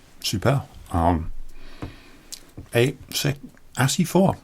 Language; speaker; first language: French; non-native, learner; English